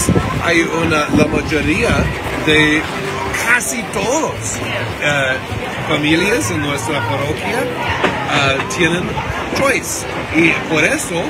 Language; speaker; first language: Spanish; non-native, learner; English